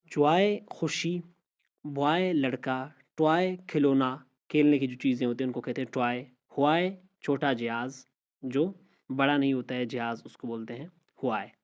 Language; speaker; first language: Urdu; non-native, local second language; Baluchi